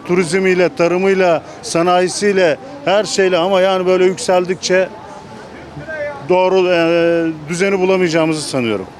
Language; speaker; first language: Turkish; native; Turkish